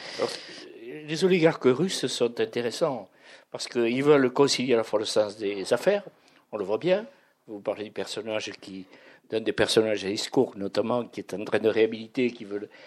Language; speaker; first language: French; native; French